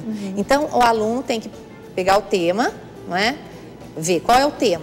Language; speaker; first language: Portuguese; native; Portuguese